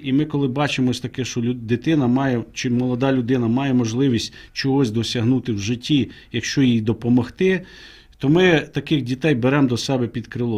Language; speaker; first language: Ukrainian; native; Ukrainian